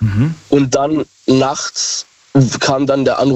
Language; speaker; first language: German; native; German